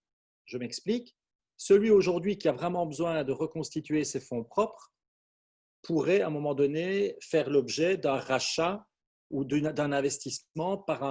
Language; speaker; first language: French; native; French